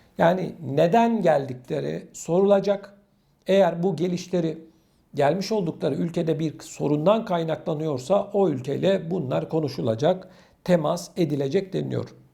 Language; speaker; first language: Turkish; native; Turkish